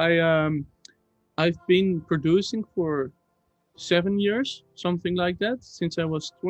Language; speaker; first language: English; non-native, fluent; Dutch